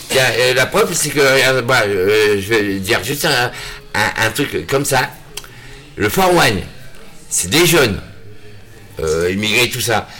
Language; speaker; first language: French; native; French